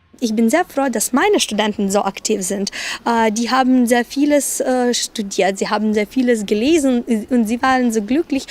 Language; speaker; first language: German; non-native, fluent; Ukrainian